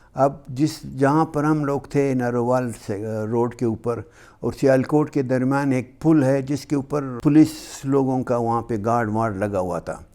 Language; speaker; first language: Urdu; non-native, local second language; Hazaragi